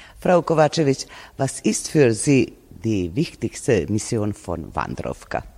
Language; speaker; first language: German; non-native, fluent; Serbian